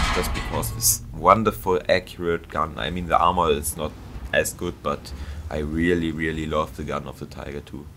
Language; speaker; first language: English; non-native, fluent; German